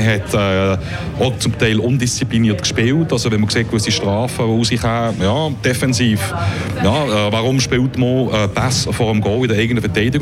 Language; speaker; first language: German; native; German